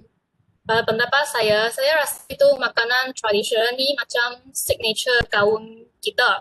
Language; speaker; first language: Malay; non-native, local second language; Chinese